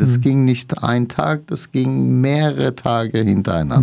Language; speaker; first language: German; non-native, fluent; Arabic